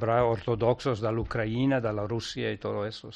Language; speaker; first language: Spanish; non-native, fluent; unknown